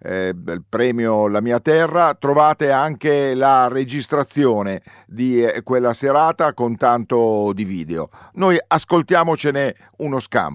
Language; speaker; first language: Italian; native; Italian